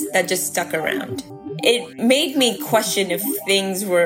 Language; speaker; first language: English; early bilingual, other home language; Gujarati